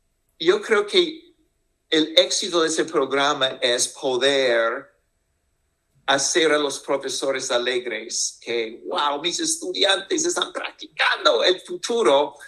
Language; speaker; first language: Spanish; non-native, fluent; English